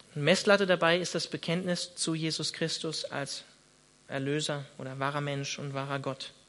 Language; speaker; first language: German; native; German